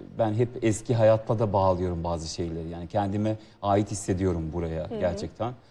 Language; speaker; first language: Turkish; non-native, fluent; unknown